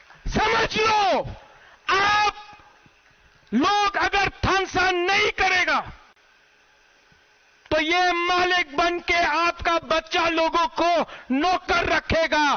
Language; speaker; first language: Hindi; non-native, local second language; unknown